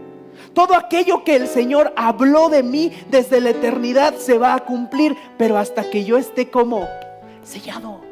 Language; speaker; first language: Spanish; native; Spanish